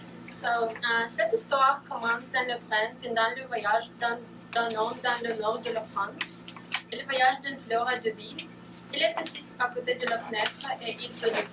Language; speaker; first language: French; non-native, learner; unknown